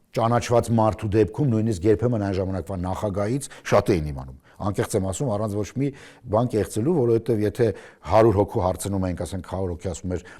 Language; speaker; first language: Armenian; native; Armenian